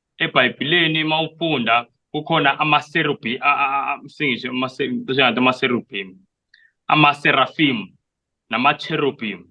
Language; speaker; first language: Zulu; non-native, local second language; Xhosa